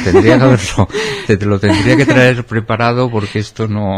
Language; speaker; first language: Spanish; native; Spanish